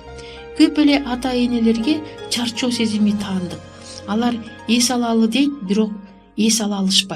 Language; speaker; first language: Kyrgyz; native; Kyrgyz